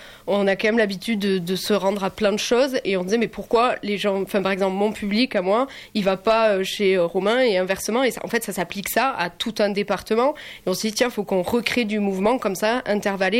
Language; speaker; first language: French; native; French